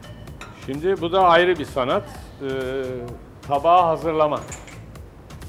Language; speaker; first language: Turkish; native; Turkish